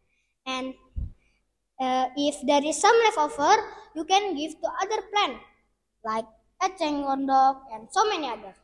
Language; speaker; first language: English; non-native, learner; Indonesian